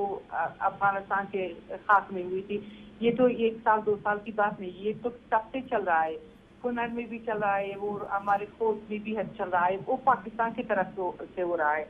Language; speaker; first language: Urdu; non-native, fluent; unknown